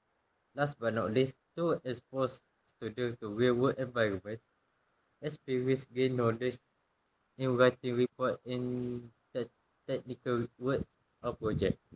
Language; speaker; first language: English; non-native, local second language; Malay